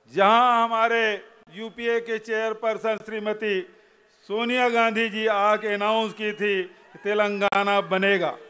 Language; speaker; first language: Hindi; native; Hindi